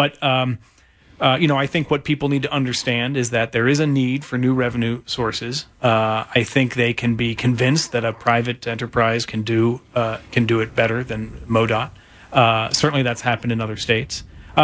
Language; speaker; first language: English; native; English